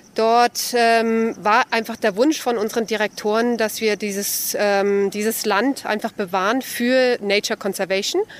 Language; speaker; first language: German; native; German